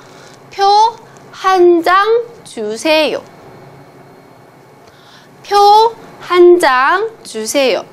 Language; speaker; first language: Korean; non-native, fluent; Chinese